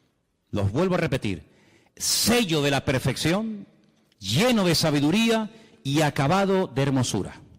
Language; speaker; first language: Spanish; native; Spanish